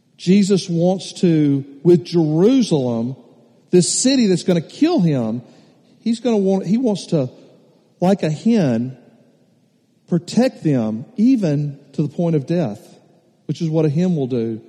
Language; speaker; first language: English; native; English